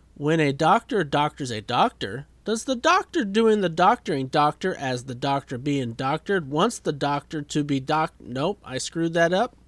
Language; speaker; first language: English; native; English